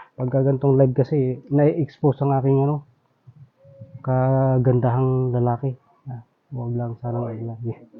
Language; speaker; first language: Filipino; non-native, local second language; Bikol